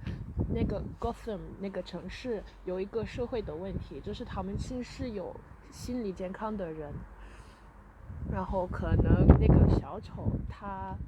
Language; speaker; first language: Chinese; early bilingual, heritage; Chinese